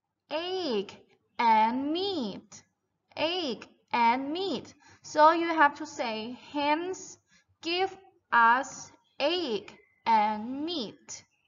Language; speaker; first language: English; non-native, fluent; Thai